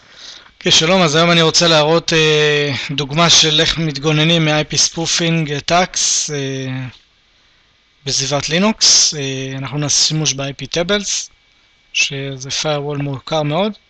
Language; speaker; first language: Hebrew; native; Hebrew